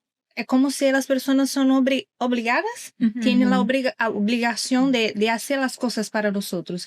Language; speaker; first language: Spanish; non-native, learner; Portuguese